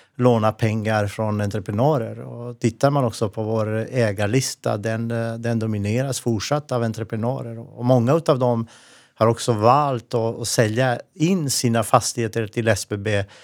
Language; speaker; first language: Swedish; non-native, fluent; Serbian